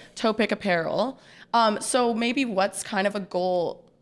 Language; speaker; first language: English; native; English